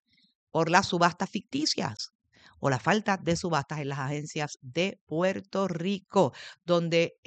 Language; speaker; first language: Spanish; native; Spanish